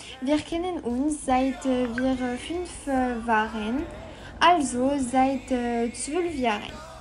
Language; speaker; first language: German; non-native, learner; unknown